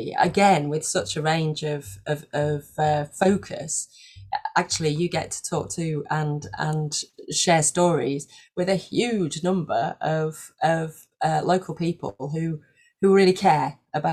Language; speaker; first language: English; native; English